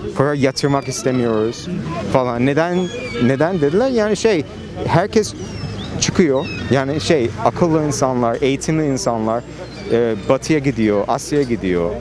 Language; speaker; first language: Turkish; non-native, fluent; English